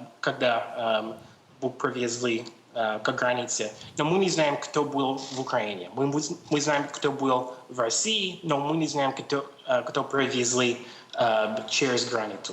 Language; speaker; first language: Russian; non-native, learner; English